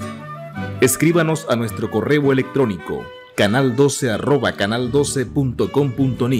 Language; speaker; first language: Spanish; native; Spanish